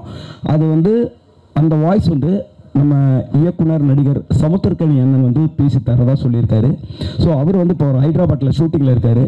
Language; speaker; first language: Tamil; native; Tamil